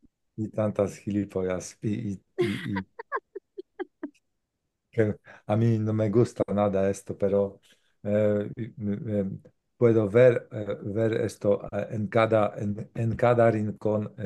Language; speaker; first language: Spanish; non-native, learner; Polish